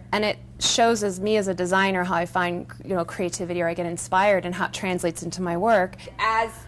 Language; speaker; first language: English; native; English